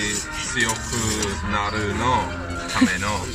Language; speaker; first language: Japanese; non-native, learner; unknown